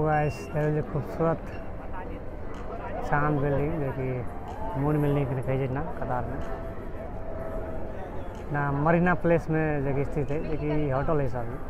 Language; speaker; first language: Hindi; non-native, local second language; Maithili